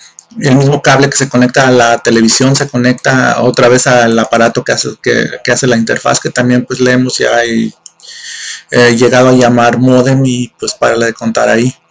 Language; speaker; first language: Spanish; native; Spanish